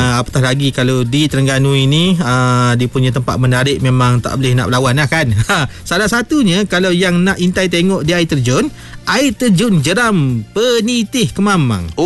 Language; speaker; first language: Malay; native; Malay